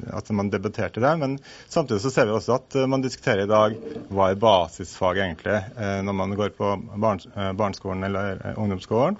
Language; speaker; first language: Norwegian; native; Norwegian